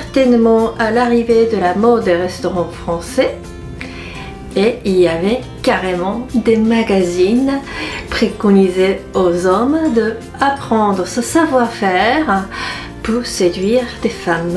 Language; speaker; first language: French; non-native, fluent; Japanese